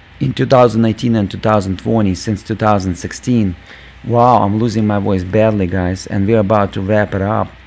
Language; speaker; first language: English; non-native, fluent; Russian